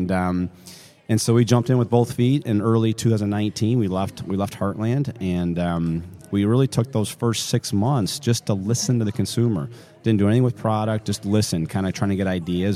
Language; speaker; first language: English; native; English